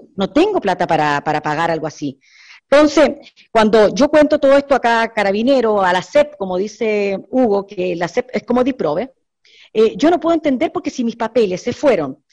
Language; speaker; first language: Spanish; native; Spanish